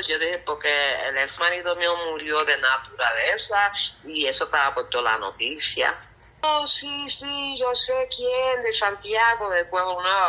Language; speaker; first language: Spanish; early bilingual, heritage; Spanish